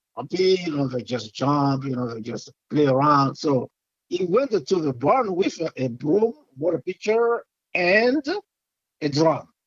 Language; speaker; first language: English; non-native, fluent; French